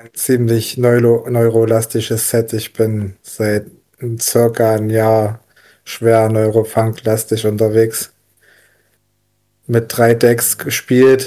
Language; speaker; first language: German; native; German